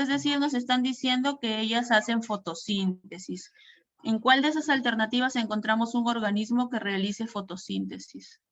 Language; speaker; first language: Spanish; native; Spanish